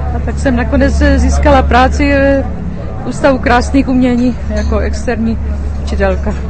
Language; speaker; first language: Czech; native; Czech